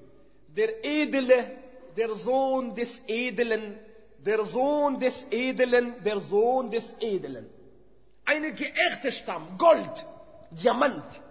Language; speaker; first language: German; non-native, fluent; Arabic